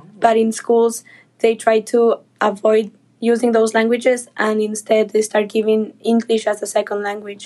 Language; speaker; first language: English; non-native, fluent; Spanish